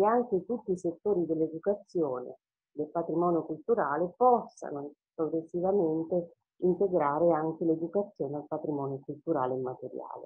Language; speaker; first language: Italian; native; Italian